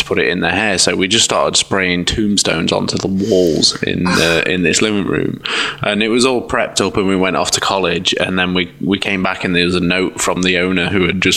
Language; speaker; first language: English; native; English